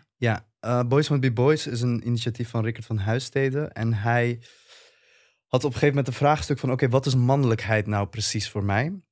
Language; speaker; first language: Dutch; early bilingual, other home language; Turkish